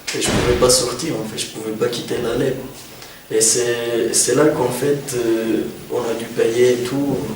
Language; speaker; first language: French; non-native, fluent; Kurdish